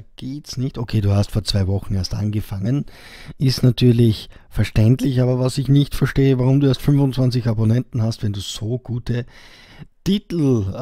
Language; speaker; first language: German; native; German